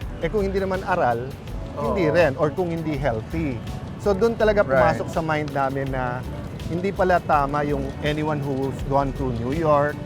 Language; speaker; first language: Filipino; native; Filipino